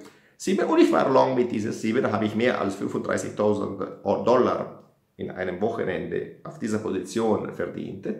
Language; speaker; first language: German; non-native, fluent; Italian